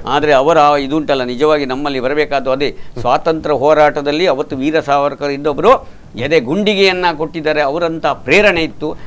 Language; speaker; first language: Kannada; non-native, local second language; Marathi